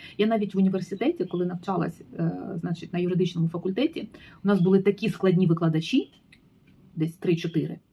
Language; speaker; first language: Ukrainian; native; Ukrainian